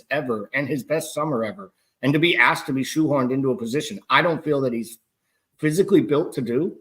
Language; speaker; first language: English; native; English